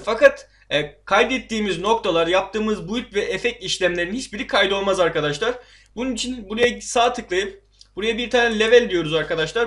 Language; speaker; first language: Turkish; native; Turkish